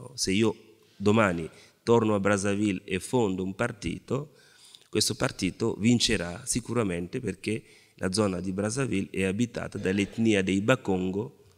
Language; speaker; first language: Italian; non-native, fluent; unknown